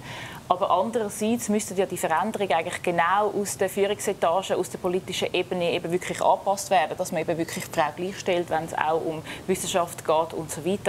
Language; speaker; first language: German; native; German